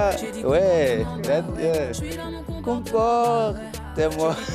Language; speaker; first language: French; non-native, learner; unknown